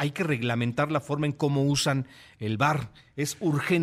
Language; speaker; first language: Spanish; native; Spanish